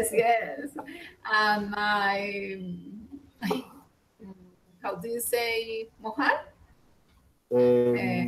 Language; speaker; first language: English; non-native, learner; Spanish